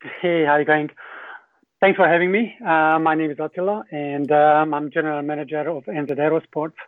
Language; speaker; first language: English; non-native, fluent; Hungarian